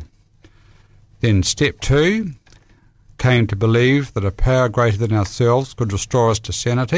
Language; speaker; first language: English; native; English